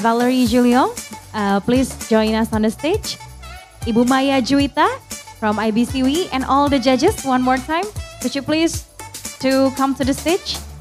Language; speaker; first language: English; non-native, fluent; Indonesian